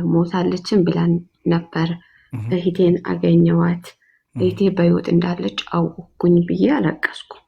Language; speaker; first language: Amharic; non-native, local second language; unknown